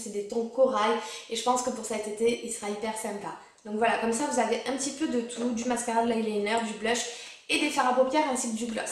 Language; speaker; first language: French; native; French